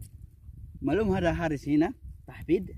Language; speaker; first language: Arabic; non-native, learner; Indonesian